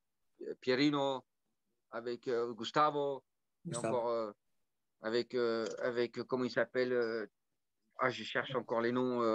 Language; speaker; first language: French; native; French